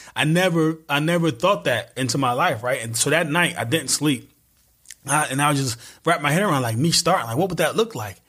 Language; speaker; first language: English; native; English